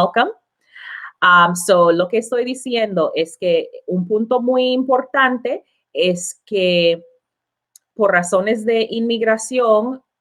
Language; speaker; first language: Spanish; non-native, learner; English